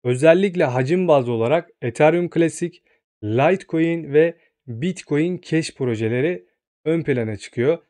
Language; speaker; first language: Turkish; native; Turkish